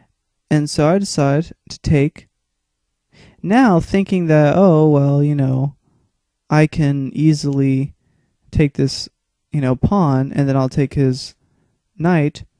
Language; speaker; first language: English; native; English